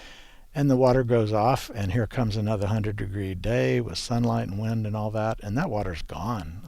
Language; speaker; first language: English; native; English